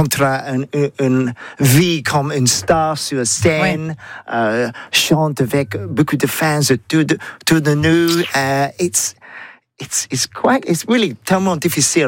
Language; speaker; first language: French; non-native, learner; English